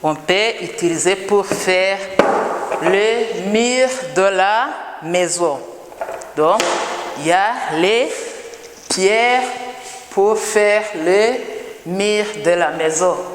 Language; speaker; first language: French; non-native, local second language; Kinyarwanda